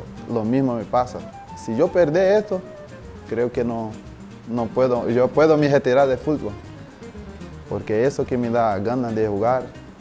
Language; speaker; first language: Spanish; non-native, learner; Portuguese